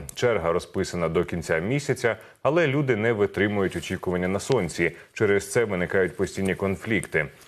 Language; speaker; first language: Ukrainian; native; Ukrainian